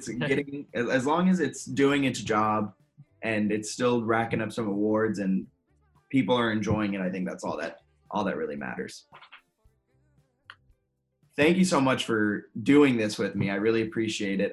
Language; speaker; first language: English; native; English